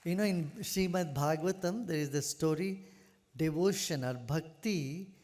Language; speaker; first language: English; non-native, local second language; Kannada